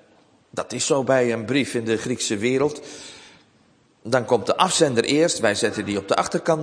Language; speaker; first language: Dutch; native; Dutch